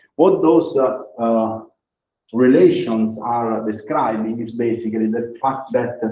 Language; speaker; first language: English; non-native, fluent; Italian